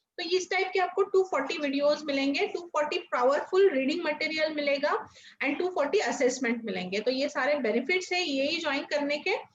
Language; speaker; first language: Hindi; non-native, local second language; Marathi